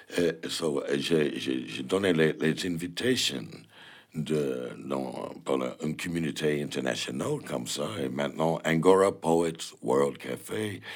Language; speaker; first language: French; non-native, learner; English